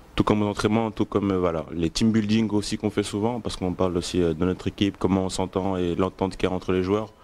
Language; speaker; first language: French; native; French